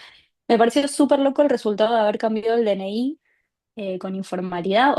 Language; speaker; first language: Spanish; native; Spanish